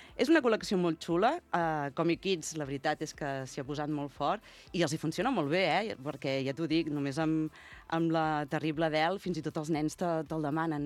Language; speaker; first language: Catalan; native; Catalan